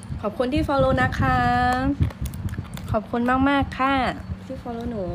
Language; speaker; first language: Thai; non-native, local second language; Shan